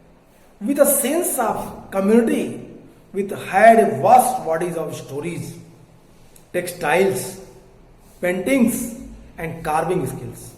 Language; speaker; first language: English; non-native, local second language; Hindi